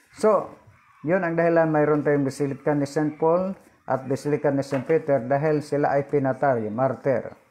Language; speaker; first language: Filipino; non-native, local second language; Cebuano